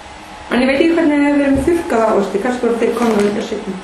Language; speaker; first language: Icelandic; native; Icelandic